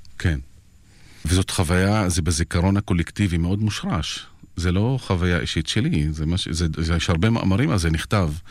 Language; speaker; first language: Hebrew; non-native, local second language; Arabic